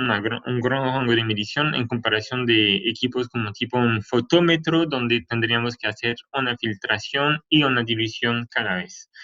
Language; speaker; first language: Spanish; non-native, fluent; French